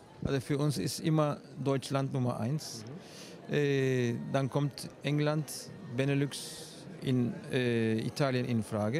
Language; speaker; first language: German; non-native, fluent; Turkish